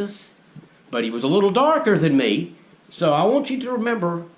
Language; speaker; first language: English; native; English